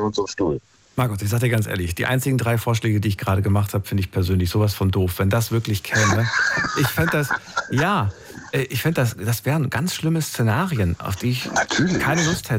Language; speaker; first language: German; native; German